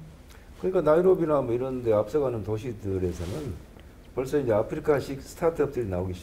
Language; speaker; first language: Korean; native; Korean